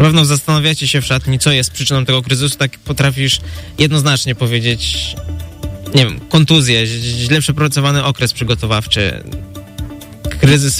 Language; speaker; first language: Polish; native; Polish